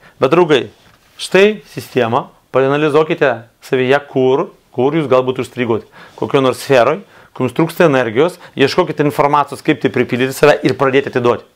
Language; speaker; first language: Lithuanian; non-native, local second language; Russian